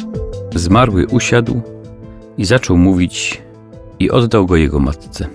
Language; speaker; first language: Polish; native; Polish